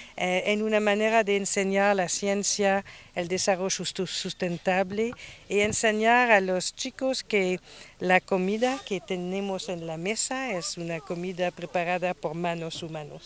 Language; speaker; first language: Spanish; non-native, fluent; French